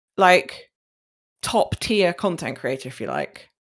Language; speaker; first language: English; native; English